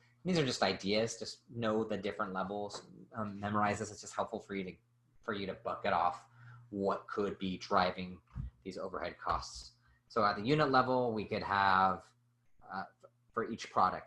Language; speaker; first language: English; native; English